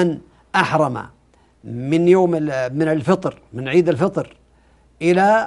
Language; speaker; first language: Arabic; native; Arabic